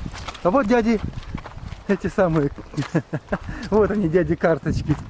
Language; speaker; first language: Russian; native; Russian